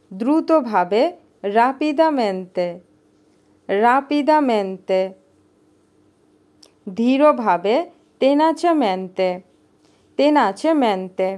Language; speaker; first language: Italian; non-native, learner; Bangla